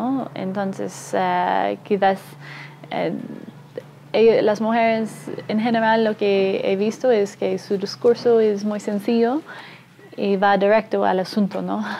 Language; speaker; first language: Spanish; non-native, fluent; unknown